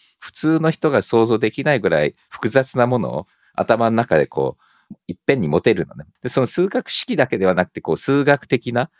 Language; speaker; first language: Japanese; early bilingual, heritage; Japanese